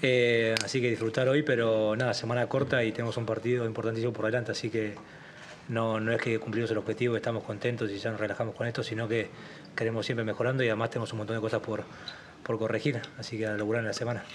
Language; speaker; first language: Spanish; native; Spanish